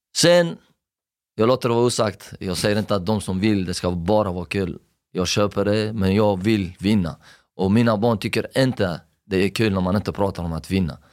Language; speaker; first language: Swedish; non-native, fluent; Persian